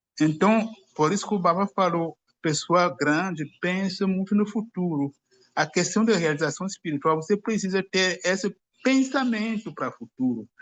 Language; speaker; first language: Portuguese; non-native, fluent; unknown